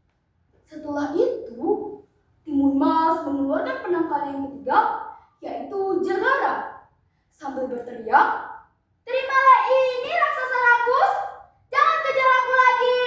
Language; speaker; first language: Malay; non-native, local second language; Balinese